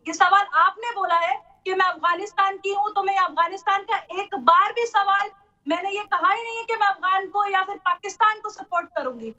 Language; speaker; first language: Hindi; native; Hindi